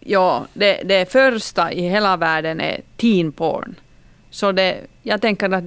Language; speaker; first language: Swedish; non-native, local second language; Finnish